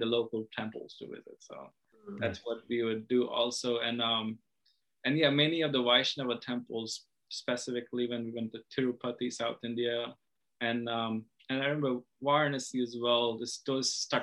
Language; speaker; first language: English; non-native, local second language; Hindi